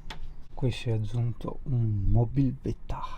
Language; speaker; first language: Italian; native; Italian